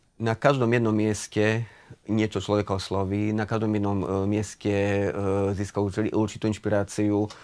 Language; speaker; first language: Slovak; native; Slovak